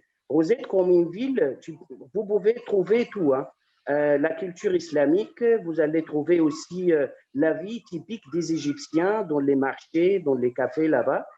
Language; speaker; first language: French; non-native, fluent; Arabic